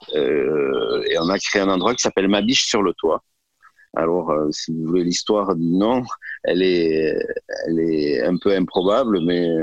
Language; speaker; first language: French; native; French